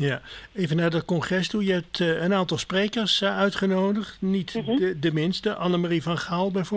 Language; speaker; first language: Dutch; native; Dutch